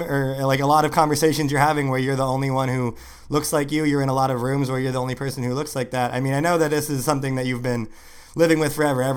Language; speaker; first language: English; native; English